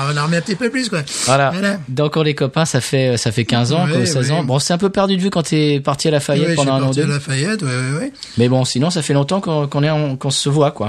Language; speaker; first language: French; native; French